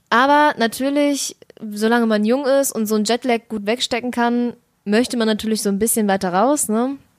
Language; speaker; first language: German; early bilingual, other home language; Russian